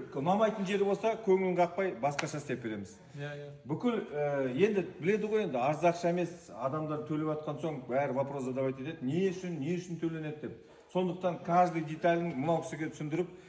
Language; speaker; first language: Kazakh; non-native, local second language; Russian